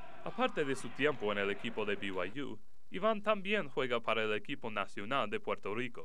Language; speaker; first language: Spanish; non-native, fluent; English